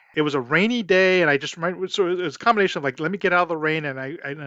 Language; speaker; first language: English; early bilingual, other home language; Chinese